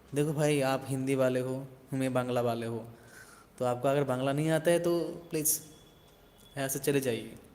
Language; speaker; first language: Hindi; non-native, local second language; Bangla